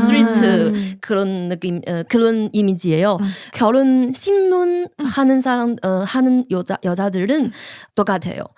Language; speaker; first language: Korean; non-native, learner; Chinese